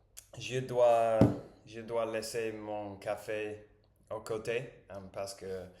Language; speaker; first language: French; non-native, learner; English